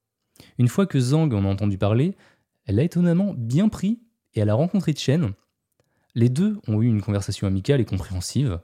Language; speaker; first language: French; native; French